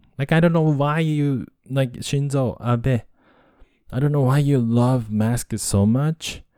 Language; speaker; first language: English; non-native, fluent; Japanese